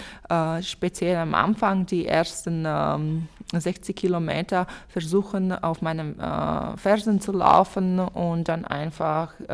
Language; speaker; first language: German; non-native, fluent; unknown